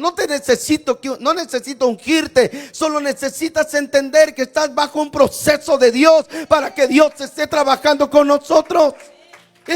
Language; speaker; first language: Spanish; native; Spanish